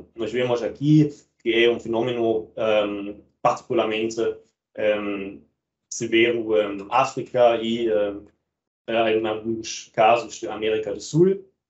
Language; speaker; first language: Portuguese; non-native, fluent; German